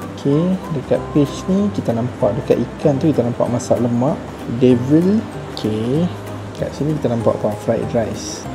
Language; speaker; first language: Malay; native; Malay